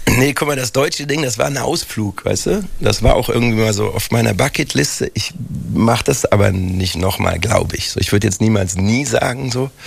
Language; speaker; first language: German; native; German